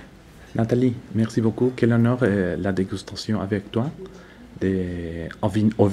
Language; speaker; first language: French; non-native, learner; Spanish